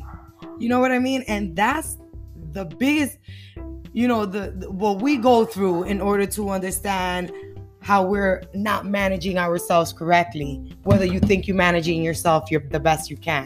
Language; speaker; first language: English; native; English